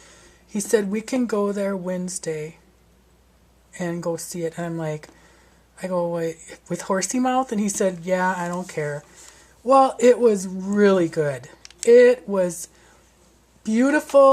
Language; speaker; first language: English; native; English